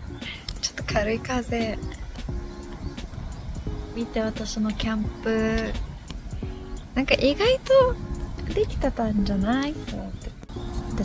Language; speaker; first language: Japanese; non-native, fluent; English